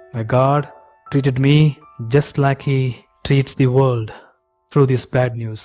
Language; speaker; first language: English; non-native, local second language; Tamil